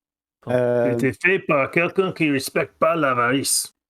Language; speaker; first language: French; non-native, fluent; English